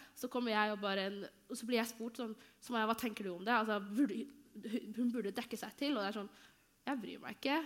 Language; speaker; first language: Norwegian; early bilingual, other home language; Somali